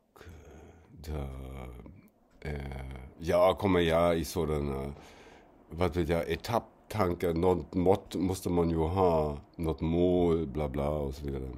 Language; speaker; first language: Swedish; non-native, fluent; German